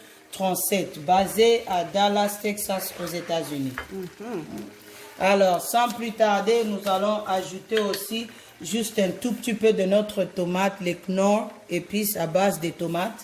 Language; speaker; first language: French; non-native, local second language; Lingala